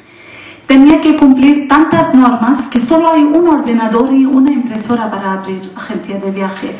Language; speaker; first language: Spanish; non-native, learner; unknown